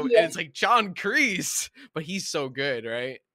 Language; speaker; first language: English; native; English